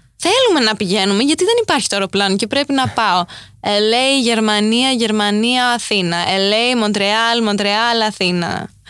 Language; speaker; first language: Greek; early bilingual, heritage; Greek